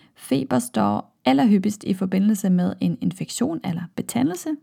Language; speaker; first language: Danish; non-native, fluent; German